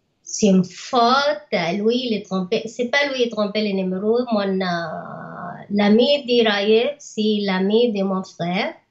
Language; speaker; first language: French; non-native, learner; Arabic